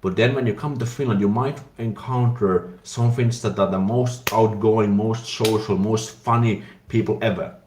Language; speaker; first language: English; non-native, fluent; Finnish